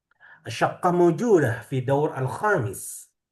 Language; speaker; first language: Arabic; non-native, fluent; Indonesian